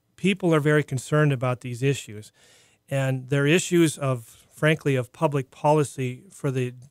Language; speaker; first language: English; native; English